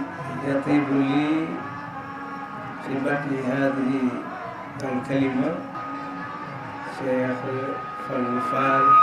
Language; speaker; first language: Arabic; non-native, fluent; Wolof